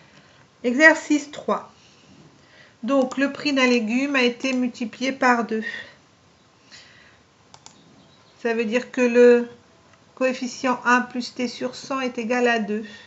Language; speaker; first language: French; native; French